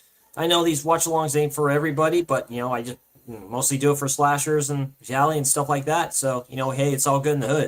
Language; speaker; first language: English; native; English